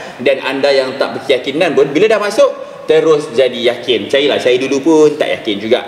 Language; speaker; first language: Malay; native; Malay